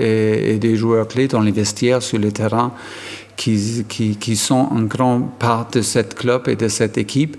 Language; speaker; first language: French; non-native, fluent; German